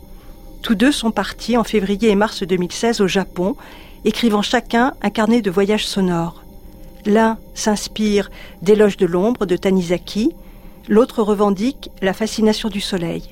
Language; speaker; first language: French; native; French